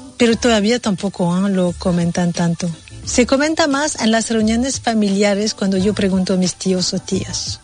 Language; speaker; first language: Spanish; non-native, fluent; Vietnamese